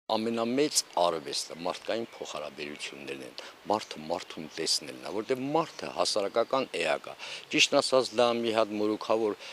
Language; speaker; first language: Armenian; native; Armenian